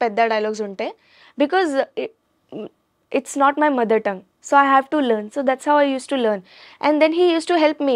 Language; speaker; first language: Telugu; non-native, learner; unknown